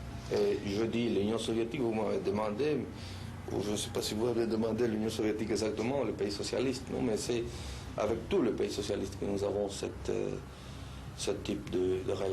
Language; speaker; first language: French; non-native, fluent; Spanish